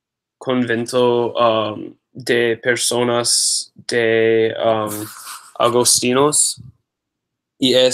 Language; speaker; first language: Spanish; non-native, learner; English